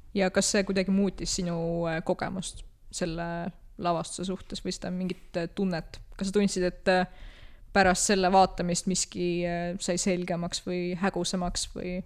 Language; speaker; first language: Estonian; non-native, local second language; Russian